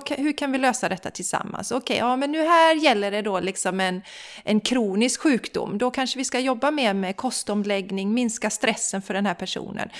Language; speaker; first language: Swedish; native; Swedish